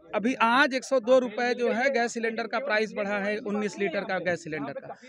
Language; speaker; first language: Hindi; native; Hindi